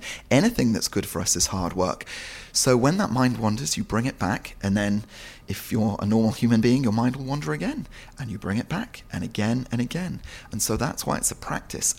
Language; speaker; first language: English; native; English